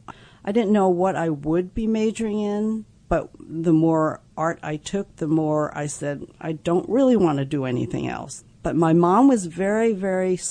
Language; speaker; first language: English; early bilingual, other home language; Cantonese